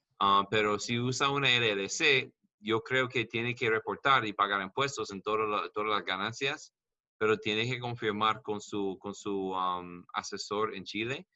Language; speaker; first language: Spanish; non-native, learner; English